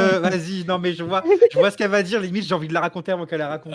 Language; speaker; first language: French; native; French